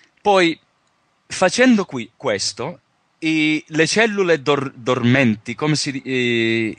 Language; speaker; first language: Italian; early bilingual, heritage; Italian